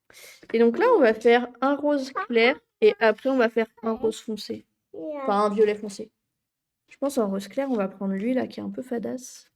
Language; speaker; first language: French; native; French